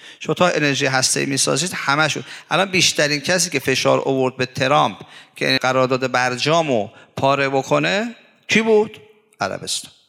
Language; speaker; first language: Persian; native; Persian